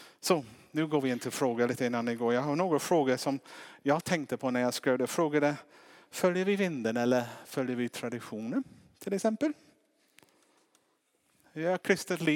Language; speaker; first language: Swedish; non-native, fluent; English